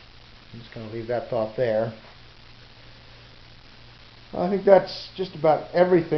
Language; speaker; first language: English; native; English